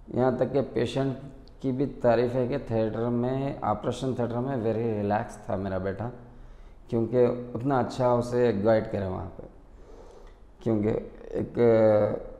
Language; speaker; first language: Hindi; non-native, local second language; Urdu